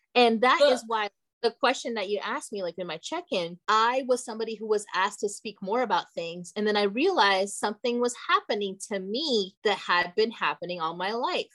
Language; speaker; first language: English; early bilingual, other home language; Portuguese